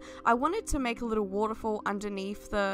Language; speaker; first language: English; native; English